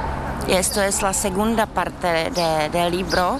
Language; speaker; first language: Spanish; non-native, learner; Czech